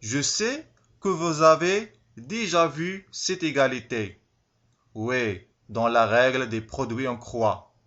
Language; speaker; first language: French; non-native, local second language; Arabic